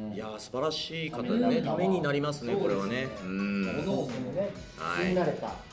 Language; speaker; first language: Japanese; native; Japanese